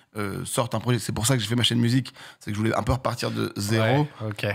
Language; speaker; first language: French; native; French